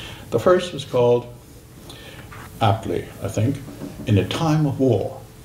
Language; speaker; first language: English; non-native, fluent; German